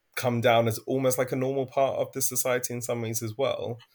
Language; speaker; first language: English; native; English